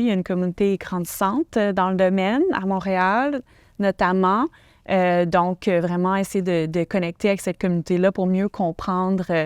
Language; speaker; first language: French; native; French